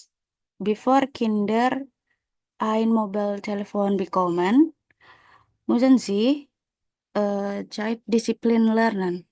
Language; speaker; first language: German; non-native, learner; Indonesian